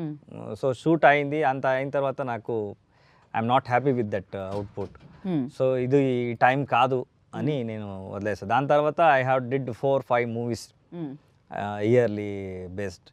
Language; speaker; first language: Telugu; non-native, learner; Kannada